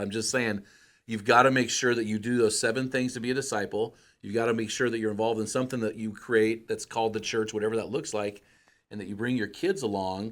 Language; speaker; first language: English; native; English